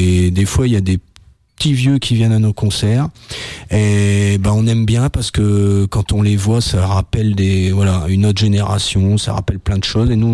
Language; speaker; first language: French; native; French